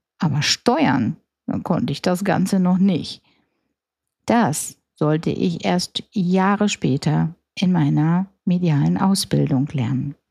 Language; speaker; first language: German; native; German